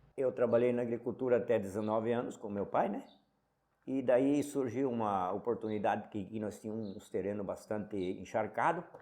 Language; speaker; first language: Portuguese; native; Portuguese